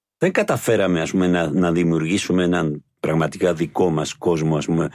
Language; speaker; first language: Greek; non-native, fluent; Spanish